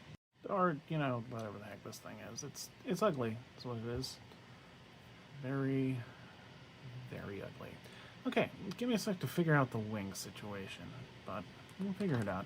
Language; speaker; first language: English; native; English